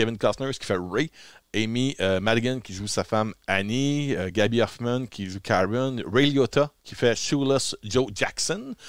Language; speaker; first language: French; native; French